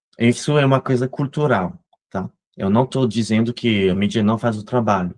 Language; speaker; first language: Portuguese; non-native, fluent; French